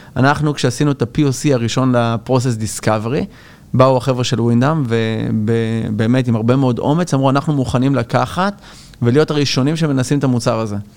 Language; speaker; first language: Hebrew; native; Hebrew